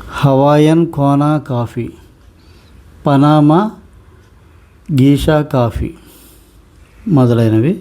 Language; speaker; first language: Telugu; native; Telugu